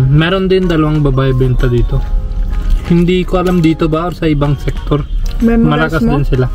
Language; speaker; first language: Filipino; non-native, learner; Hindi